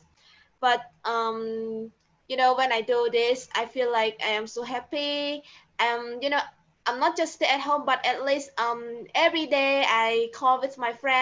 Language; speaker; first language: English; non-native, learner; Khmer